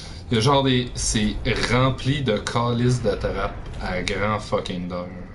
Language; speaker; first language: French; native; French